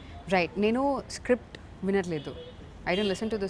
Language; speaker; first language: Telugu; non-native, learner; Tamil